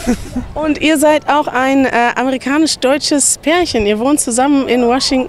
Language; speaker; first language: German; native; German